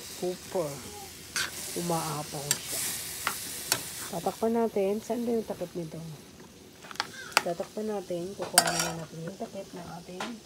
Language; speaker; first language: Filipino; non-native, local second language; Hiligaynon